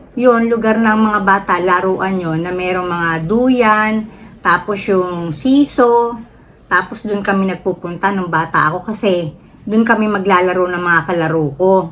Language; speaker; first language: Filipino; native; Filipino